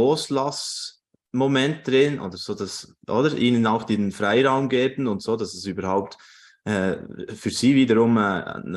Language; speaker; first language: German; native; German